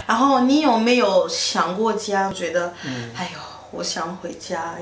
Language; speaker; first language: Chinese; non-native, fluent; French